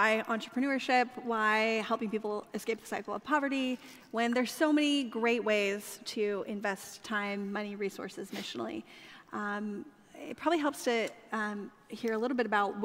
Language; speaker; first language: English; native; English